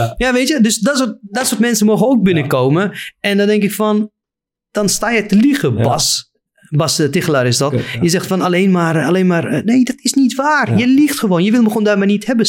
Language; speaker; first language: Dutch; non-native, fluent; Arabic